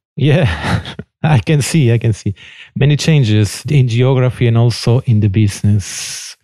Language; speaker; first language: English; non-native, fluent; Spanish